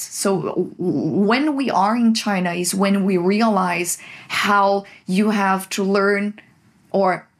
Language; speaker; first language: English; non-native, fluent; Portuguese